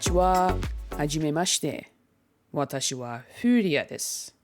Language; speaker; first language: Japanese; non-native, learner; Turkish